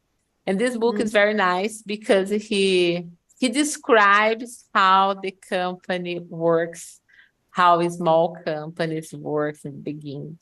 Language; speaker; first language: English; non-native, fluent; Portuguese